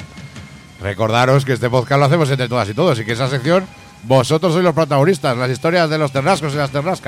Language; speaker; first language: Spanish; native; Spanish